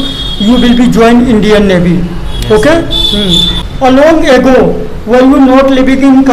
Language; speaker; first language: English; non-native, local second language; Hindi